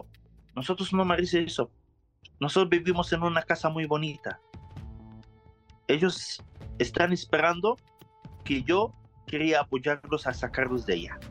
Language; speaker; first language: Spanish; non-native, learner; Arabic